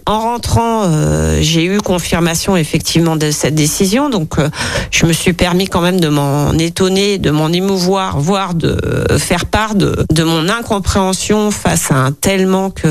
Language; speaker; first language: French; native; French